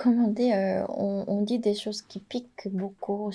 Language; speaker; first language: French; non-native, fluent; Korean